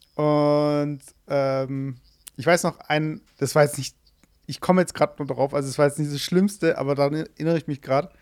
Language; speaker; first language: German; native; German